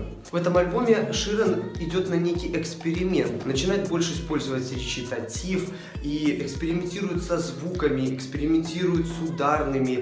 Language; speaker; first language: Russian; native; Russian